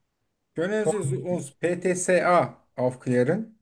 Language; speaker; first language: German; non-native, fluent; Turkish